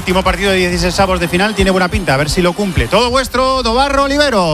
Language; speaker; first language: Spanish; native; Spanish